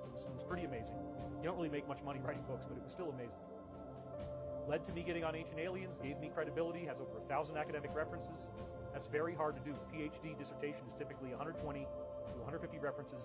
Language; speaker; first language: English; native; English